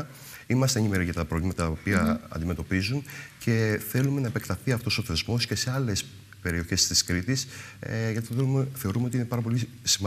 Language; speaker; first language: Greek; native; Greek